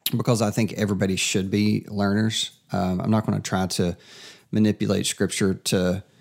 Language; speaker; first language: English; native; English